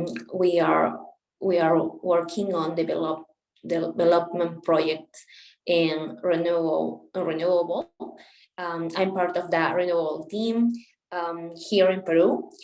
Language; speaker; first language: English; non-native, local second language; Spanish